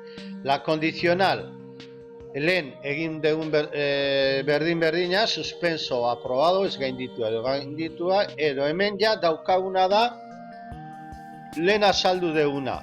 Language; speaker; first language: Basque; native; Basque